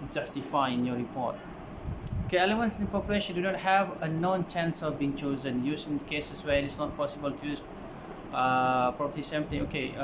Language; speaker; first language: English; non-native, local second language; Malay